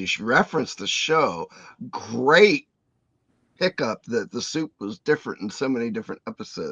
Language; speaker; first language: English; native; English